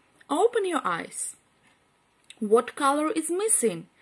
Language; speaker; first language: English; non-native, fluent; Ukrainian